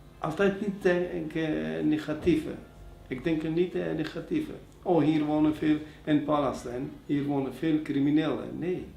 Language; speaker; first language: Dutch; non-native, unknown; Persian